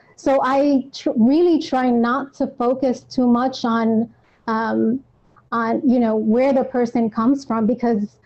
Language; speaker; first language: English; native; English